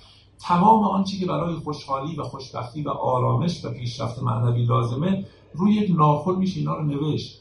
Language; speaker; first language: Persian; native; Persian